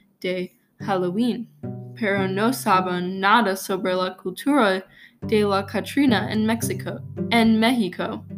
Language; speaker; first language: Spanish; non-native, learner; English